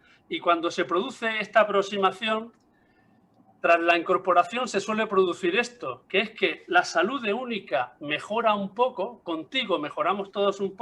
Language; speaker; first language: Spanish; native; Spanish